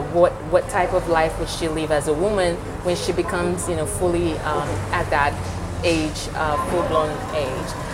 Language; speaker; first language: English; non-native, local second language; Yoruba